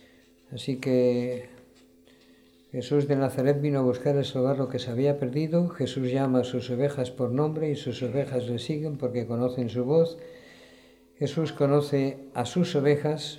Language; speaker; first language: Spanish; native; Spanish